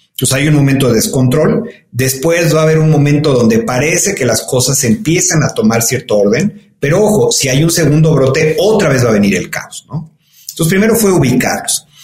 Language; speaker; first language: Spanish; native; Spanish